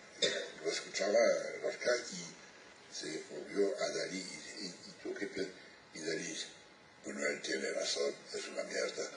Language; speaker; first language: Spanish; non-native, fluent; French